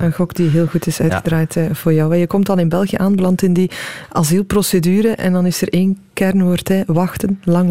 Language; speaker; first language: Dutch; native; Dutch